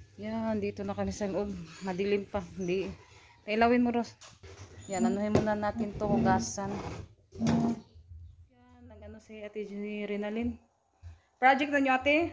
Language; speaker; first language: Filipino; non-native, local second language; Cebuano